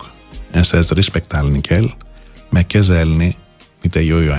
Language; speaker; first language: Hungarian; non-native, fluent; Greek